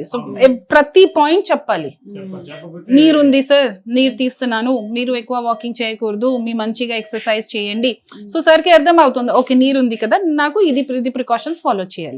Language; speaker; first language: Telugu; non-native, fluent; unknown